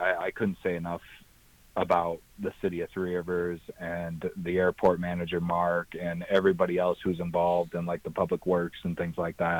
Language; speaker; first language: English; native; English